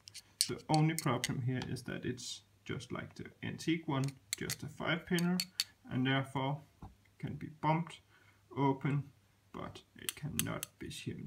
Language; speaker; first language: English; non-native, fluent; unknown